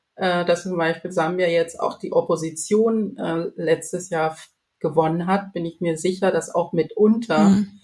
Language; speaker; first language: German; non-native, fluent; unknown